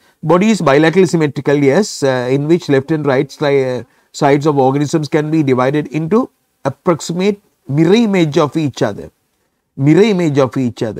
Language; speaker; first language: English; non-native, local second language; Sinhala